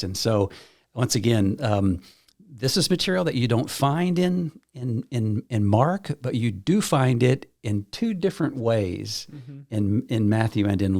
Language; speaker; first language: English; native; English